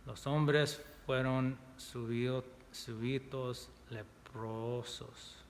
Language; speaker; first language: Spanish; non-native, learner; English